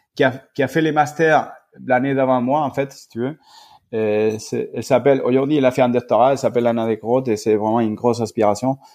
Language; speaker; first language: French; non-native, fluent; Spanish